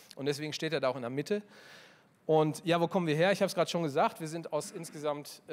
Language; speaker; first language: German; native; German